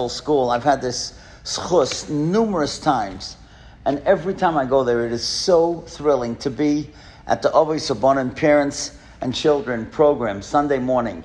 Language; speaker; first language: English; native; English